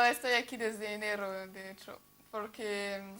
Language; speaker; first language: Spanish; non-native, fluent; French